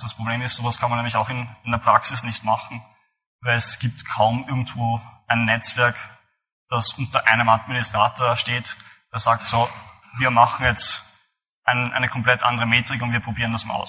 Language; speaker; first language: German; native; German